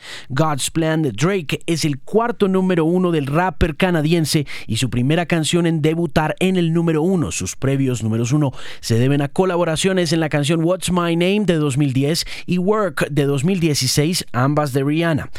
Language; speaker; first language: Spanish; native; Spanish